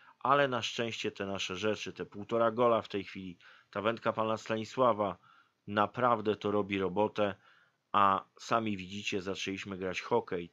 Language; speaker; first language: Polish; native; Polish